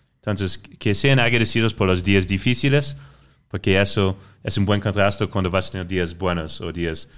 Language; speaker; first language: Spanish; non-native, fluent; French